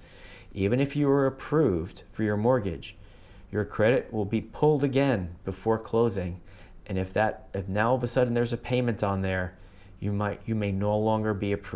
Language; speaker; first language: English; native; English